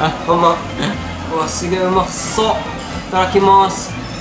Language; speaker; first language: Japanese; non-native, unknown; English